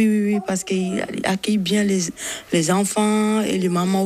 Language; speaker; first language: French; non-native, learner; Bambara